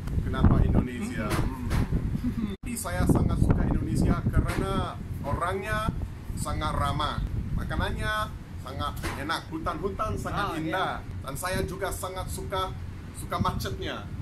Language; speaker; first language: Indonesian; non-native, fluent; English